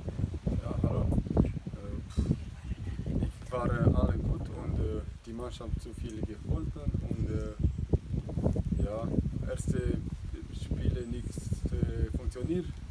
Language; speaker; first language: German; non-native, learner; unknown